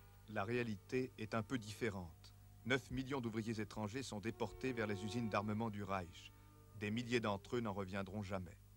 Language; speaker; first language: French; native; French